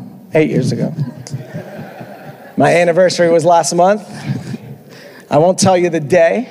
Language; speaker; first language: English; early bilingual, other home language; Spanish